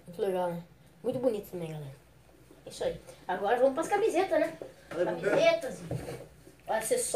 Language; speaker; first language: Portuguese; native; Portuguese